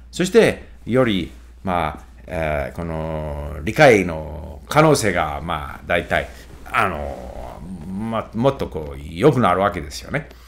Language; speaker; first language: Japanese; non-native, fluent; English